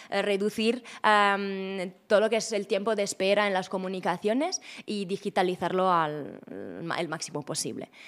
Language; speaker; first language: Spanish; non-native, fluent; Italian